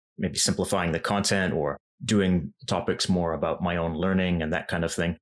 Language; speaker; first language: English; native; English